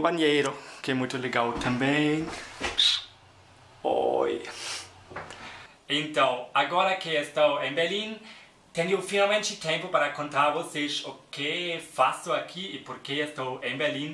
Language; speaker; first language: Portuguese; non-native, fluent; German